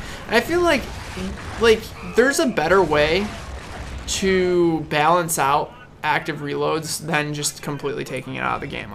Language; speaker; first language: English; native; English